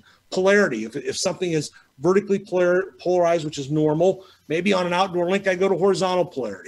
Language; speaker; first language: English; native; English